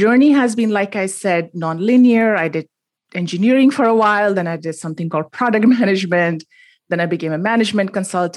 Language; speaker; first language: English; non-native, local second language; Hindi